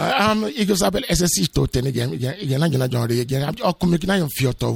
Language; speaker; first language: Hungarian; non-native, fluent; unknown